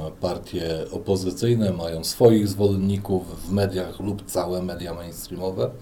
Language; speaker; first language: Polish; native; Polish